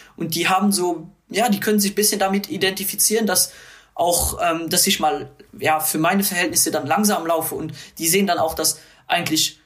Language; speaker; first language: German; non-native, local second language; Luxembourgish